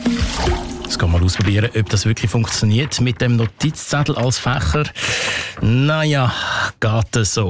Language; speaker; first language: German; native; German